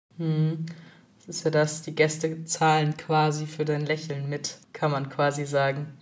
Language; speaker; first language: German; native; German